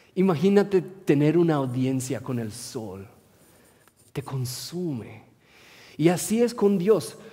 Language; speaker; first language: Spanish; non-native, fluent; English